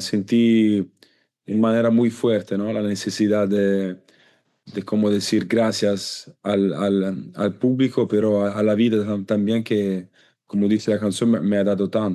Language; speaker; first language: Spanish; non-native, learner; Italian